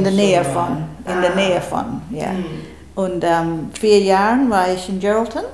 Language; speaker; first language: German; non-native, learner; English